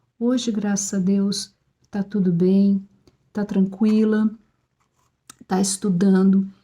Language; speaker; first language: Portuguese; native; Portuguese